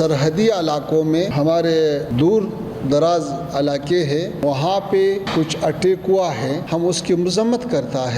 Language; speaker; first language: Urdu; non-native, fluent; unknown